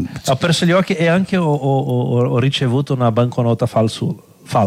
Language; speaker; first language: Italian; non-native, fluent; Portuguese